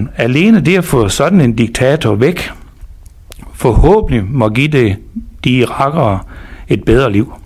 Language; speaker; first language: Danish; native; Danish